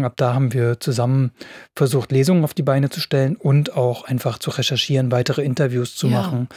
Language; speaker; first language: German; native; German